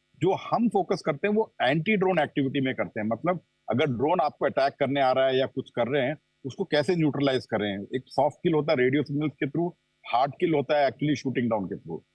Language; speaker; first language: Hindi; non-native, local second language; Telugu